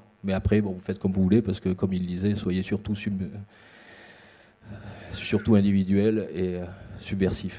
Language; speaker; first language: French; native; French